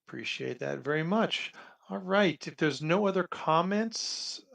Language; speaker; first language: English; native; English